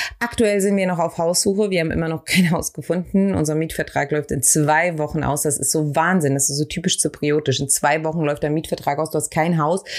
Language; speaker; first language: German; early bilingual, other home language; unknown